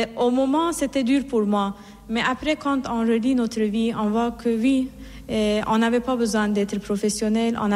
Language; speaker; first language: French; non-native, fluent; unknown